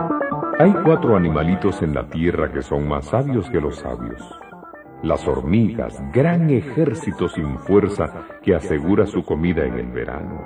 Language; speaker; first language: Spanish; native; Spanish